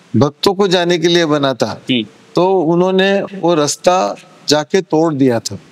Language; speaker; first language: Hindi; non-native, local second language; Marathi